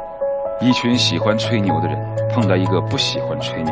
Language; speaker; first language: Chinese; native; Chinese